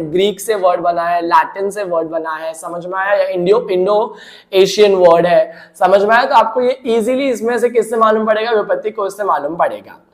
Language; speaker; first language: Hindi; non-native, local second language; Marathi